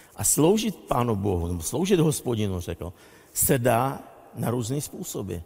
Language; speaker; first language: Czech; non-native, fluent; Russian